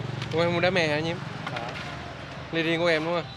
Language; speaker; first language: Vietnamese; native; Vietnamese